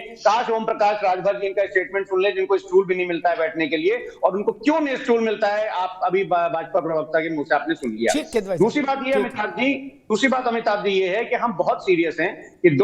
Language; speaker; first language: Hindi; native; Hindi